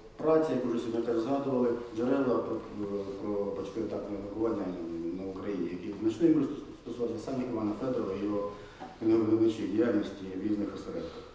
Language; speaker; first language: Ukrainian; native; Ukrainian